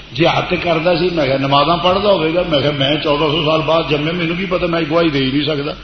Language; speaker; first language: Urdu; non-native, local second language; Punjabi